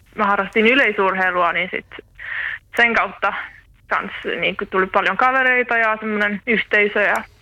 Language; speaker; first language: Finnish; non-native, local second language; Swedish